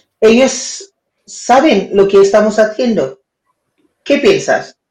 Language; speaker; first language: Spanish; non-native, fluent; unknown